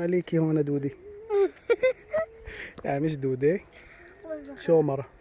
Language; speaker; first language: Arabic; native; Arabic